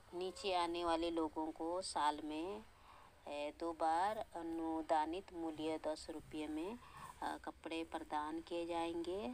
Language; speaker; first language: Hindi; non-native, local second language; Santali